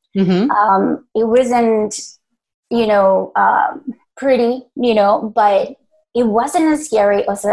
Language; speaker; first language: English; early bilingual, other home language; Spanish